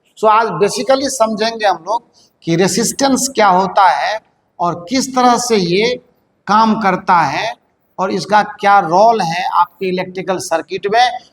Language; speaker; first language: Hindi; native; Hindi